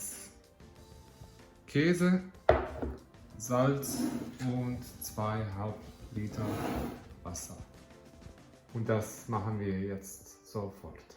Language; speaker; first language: German; non-native, fluent; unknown